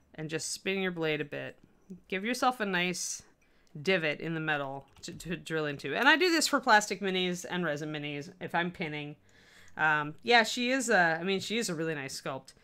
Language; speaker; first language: English; native; English